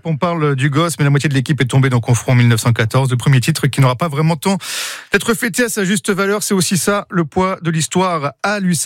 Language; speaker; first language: French; native; French